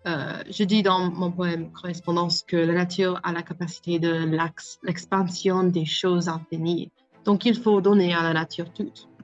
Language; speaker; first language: French; non-native, learner; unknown